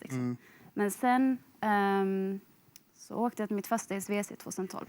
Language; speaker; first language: Swedish; native; Swedish